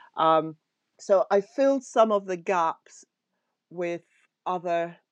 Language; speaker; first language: English; native; English